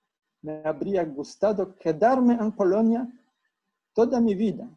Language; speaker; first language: Spanish; non-native, fluent; Polish